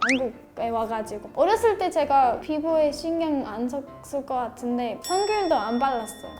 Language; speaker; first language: Korean; non-native, fluent; English